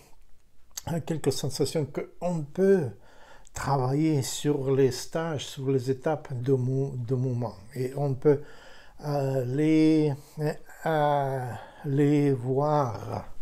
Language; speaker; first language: French; non-native, fluent; Ukrainian